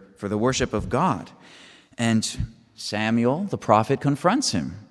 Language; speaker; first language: English; native; English